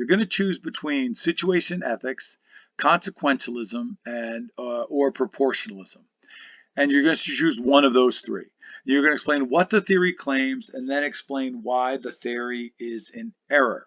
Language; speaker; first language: English; native; English